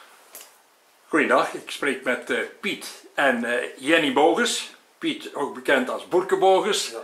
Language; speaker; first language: Dutch; native; Dutch